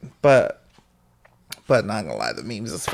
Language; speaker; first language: English; native; English